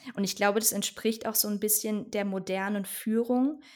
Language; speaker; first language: German; native; German